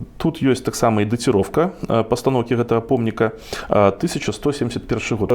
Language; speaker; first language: Belarusian; non-native, local second language; Russian